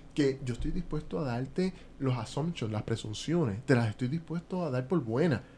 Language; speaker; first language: Spanish; native; Spanish